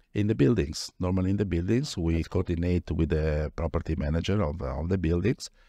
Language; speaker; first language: English; non-native, fluent; Italian